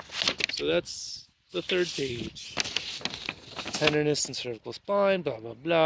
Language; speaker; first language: English; native; English